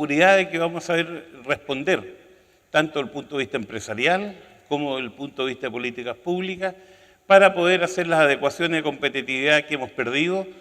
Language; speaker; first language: Spanish; native; Spanish